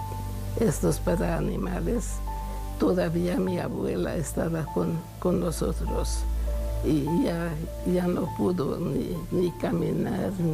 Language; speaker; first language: Spanish; non-native, fluent; Hungarian